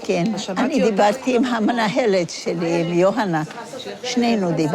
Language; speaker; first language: Hebrew; non-native, fluent; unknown